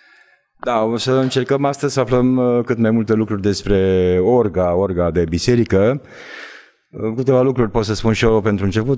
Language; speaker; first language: Romanian; native; Romanian